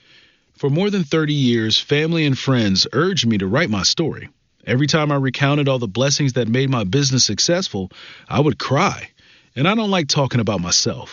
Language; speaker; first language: English; native; English